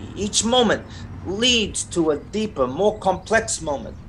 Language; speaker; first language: English; non-native, fluent; Russian